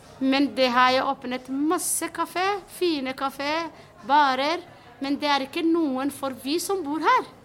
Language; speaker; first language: Norwegian; non-native, fluent; Somali